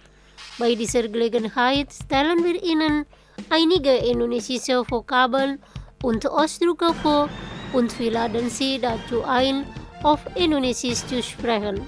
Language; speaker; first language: German; non-native, fluent; Indonesian